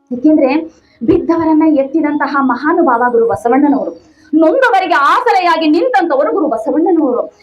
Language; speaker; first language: Kannada; non-native, local second language; Tamil